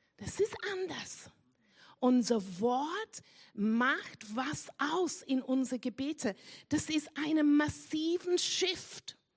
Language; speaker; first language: German; non-native, fluent; English